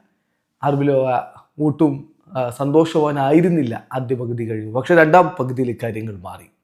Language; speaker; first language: Malayalam; native; Malayalam